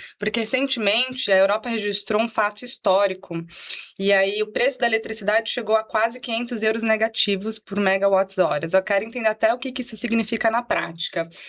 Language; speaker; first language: Portuguese; native; Portuguese